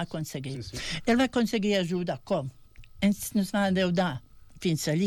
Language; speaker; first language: Catalan; non-native, fluent; Bosnian